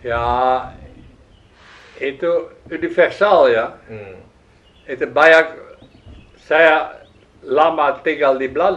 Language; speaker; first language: Indonesian; non-native, learner; Dutch